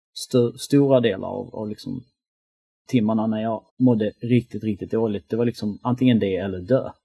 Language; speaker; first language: Swedish; early bilingual, other home language; Albanian